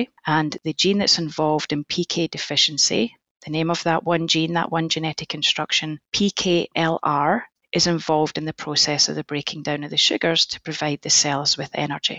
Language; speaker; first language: English; native; English